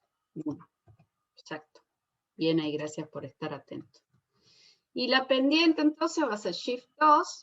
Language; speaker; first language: Spanish; native; Spanish